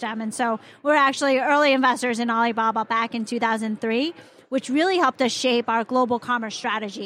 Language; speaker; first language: English; non-native, local second language; Cantonese